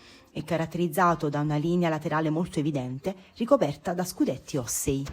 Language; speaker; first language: Italian; native; Italian